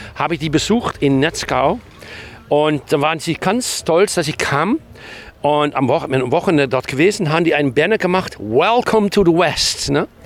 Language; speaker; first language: German; non-native, fluent; Dutch